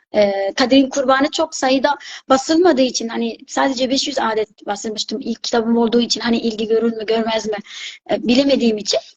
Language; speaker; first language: Turkish; non-native, fluent; Arabic